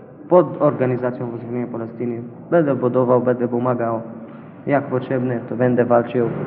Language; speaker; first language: Polish; non-native, learner; Arabic